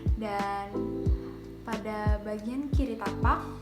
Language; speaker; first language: Indonesian; native; Indonesian